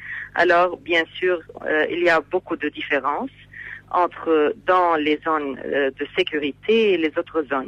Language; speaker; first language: French; non-native, fluent; Arabic